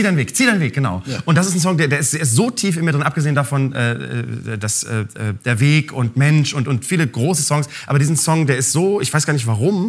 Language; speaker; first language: German; native; German